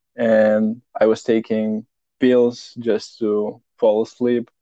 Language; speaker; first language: English; non-native, fluent; Romanian